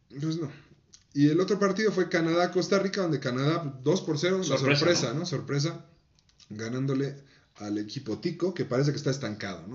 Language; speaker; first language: Spanish; native; Spanish